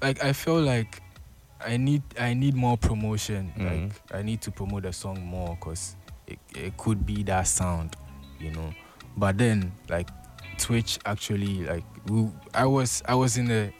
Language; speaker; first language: English; non-native, local second language; Akan